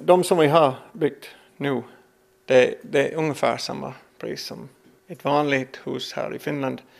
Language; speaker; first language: Swedish; non-native, learner; English